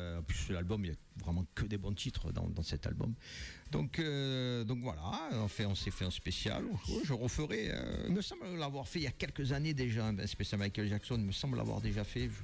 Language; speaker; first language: French; native; French